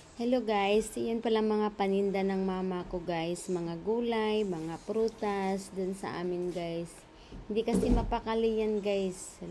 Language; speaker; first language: Filipino; non-native, local second language; Cebuano